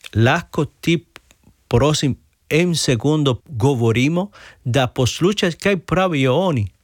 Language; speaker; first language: Slovenian; non-native, learner; Spanish